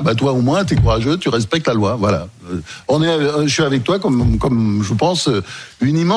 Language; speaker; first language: French; native; French